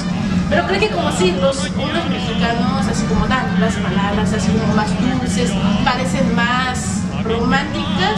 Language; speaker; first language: Spanish; non-native, fluent; Korean